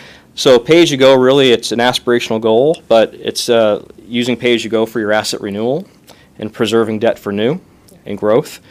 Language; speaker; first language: English; native; English